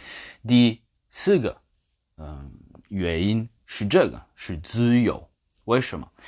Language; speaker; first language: Chinese; non-native, fluent; English